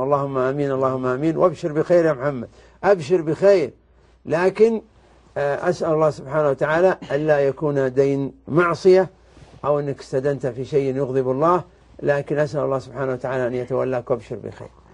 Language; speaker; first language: Arabic; native; Arabic